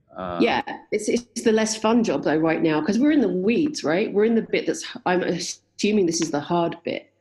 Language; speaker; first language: English; native; English